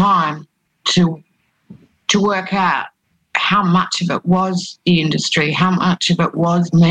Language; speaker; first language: English; native; English